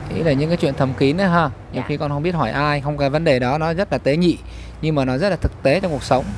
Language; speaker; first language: Vietnamese; native; Vietnamese